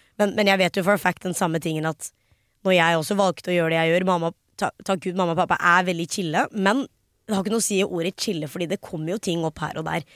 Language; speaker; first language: Norwegian; early bilingual, other home language; Hindi